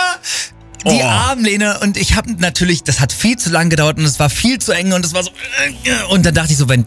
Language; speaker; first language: German; native; German